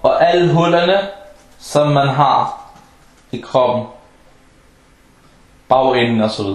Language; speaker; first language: Danish; non-native, fluent; Arabic